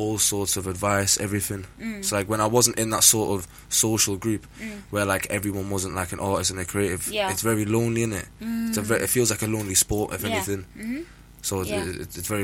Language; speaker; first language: English; native; English